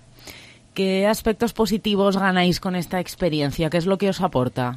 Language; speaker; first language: Spanish; native; Spanish